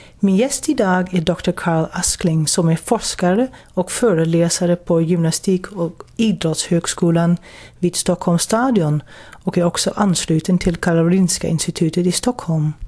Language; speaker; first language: Swedish; non-native, fluent; Dutch